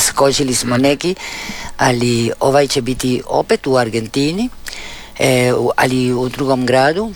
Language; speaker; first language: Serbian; early bilingual, heritage; Spanish